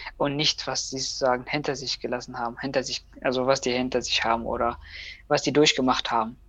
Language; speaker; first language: German; non-native, fluent; Persian